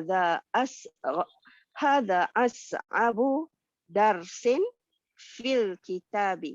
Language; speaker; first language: Arabic; non-native, learner; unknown